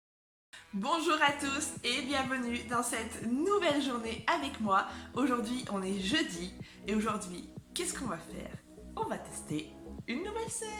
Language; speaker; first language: French; native; French